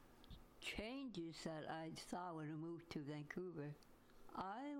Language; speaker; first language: English; non-native, fluent; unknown